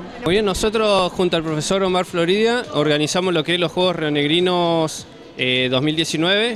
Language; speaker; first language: Spanish; native; Spanish